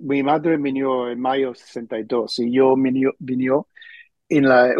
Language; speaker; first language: Spanish; early bilingual, heritage; Spanish